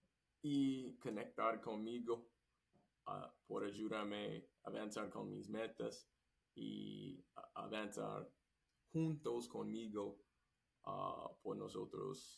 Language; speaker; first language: Spanish; non-native, learner; English